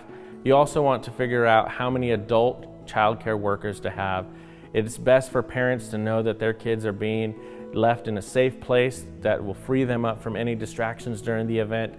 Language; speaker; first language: English; native; English